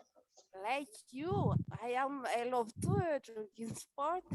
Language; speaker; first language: English; non-native, learner; Malagasy